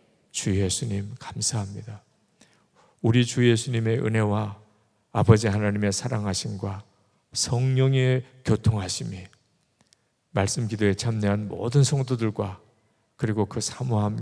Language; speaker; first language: Korean; native; Korean